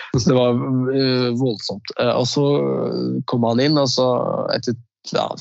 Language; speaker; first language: Norwegian; early bilingual, other home language; Riffian